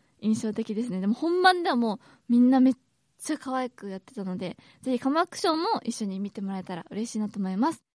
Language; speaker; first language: Japanese; native; Japanese